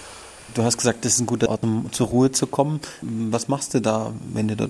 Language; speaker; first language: German; native; German